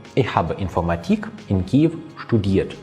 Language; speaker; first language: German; non-native, fluent; Ukrainian